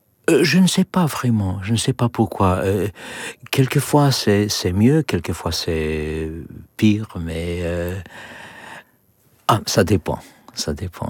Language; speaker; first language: French; non-native, learner; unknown